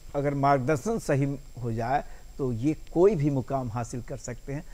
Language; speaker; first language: Hindi; native; Hindi